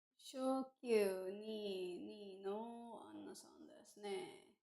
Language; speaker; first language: Japanese; non-native, learner; English